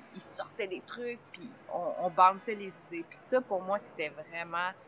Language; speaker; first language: French; native; French